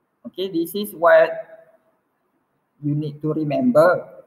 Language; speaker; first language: English; non-native, local second language; Malay